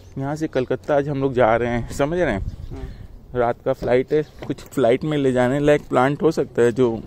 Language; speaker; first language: Hindi; native; Hindi